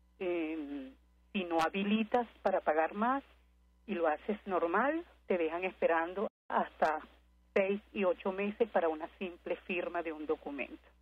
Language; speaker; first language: Spanish; native; Spanish